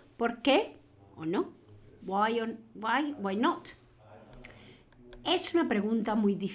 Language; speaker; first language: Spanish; non-native, fluent; English